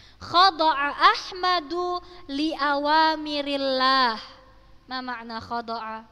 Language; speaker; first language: Arabic; non-native, fluent; Indonesian